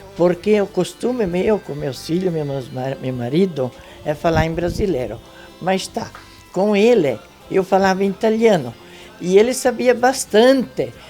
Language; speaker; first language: Portuguese; non-native, local second language; Venetian